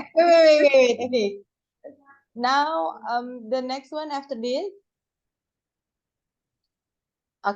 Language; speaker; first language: English; non-native, fluent; Indonesian